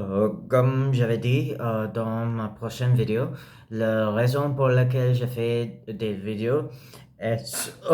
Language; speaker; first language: French; non-native, learner; English